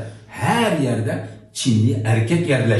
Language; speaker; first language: Turkish; non-native, learner; Uyghur